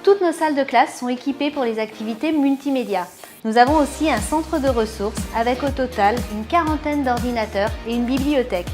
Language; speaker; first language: French; native; French